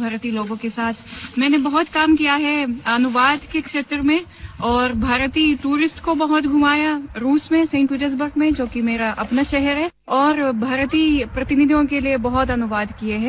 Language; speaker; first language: Hindi; non-native, fluent; Russian